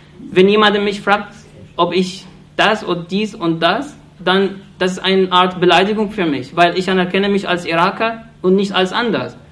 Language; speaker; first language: German; non-native, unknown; Arabic